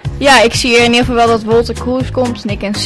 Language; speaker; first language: Dutch; native; Dutch